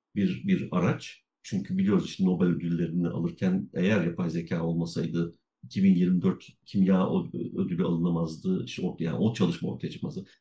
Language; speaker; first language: Turkish; native; Turkish